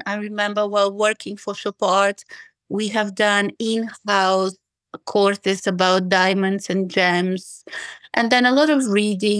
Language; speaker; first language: English; non-native, fluent; Bulgarian